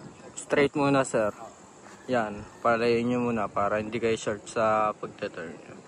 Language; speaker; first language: Filipino; native; Filipino